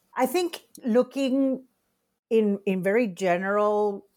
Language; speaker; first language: English; non-native, fluent; Spanish